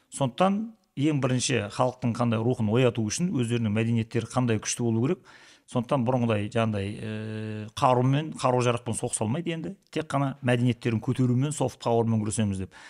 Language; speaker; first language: Kazakh; native; Kazakh